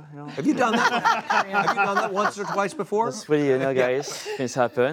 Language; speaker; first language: English; non-native, fluent; French